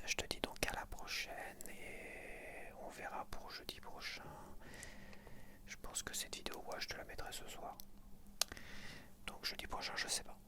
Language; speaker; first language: French; native; French